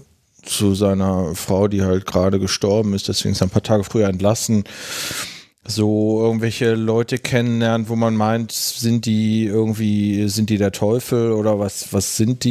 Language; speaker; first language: German; native; German